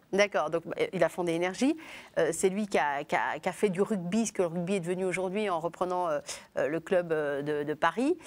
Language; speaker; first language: French; native; French